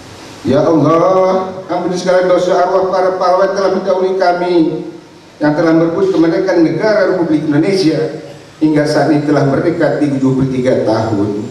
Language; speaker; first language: Indonesian; native; Indonesian